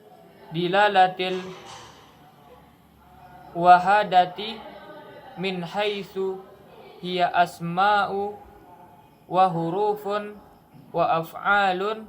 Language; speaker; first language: Arabic; non-native, learner; Indonesian